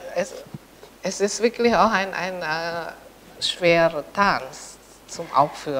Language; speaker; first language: German; non-native, fluent; Indonesian